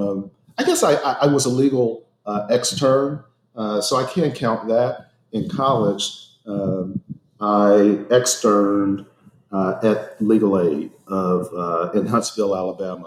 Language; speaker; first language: English; native; English